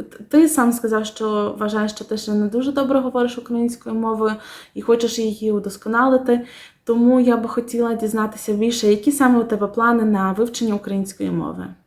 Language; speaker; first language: Ukrainian; native; Ukrainian